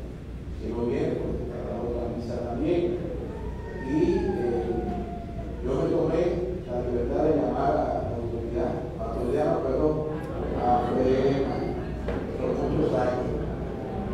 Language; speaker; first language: Spanish; native; Spanish